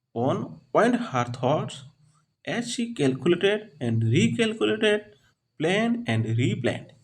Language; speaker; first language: English; non-native, local second language; Assamese